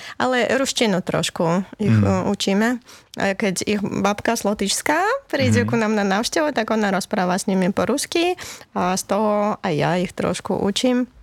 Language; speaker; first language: Slovak; non-native, fluent; Latvian